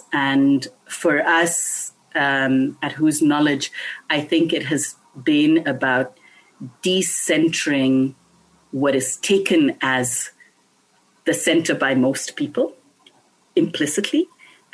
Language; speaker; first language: English; non-native, local second language; Bangla